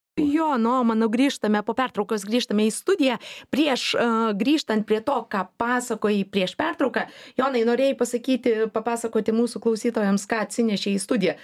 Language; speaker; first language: Lithuanian; native; Lithuanian